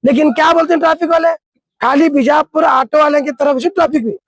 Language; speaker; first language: Hindi; non-native, local second language; Kannada